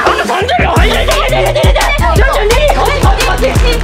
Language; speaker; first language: Japanese; native; Japanese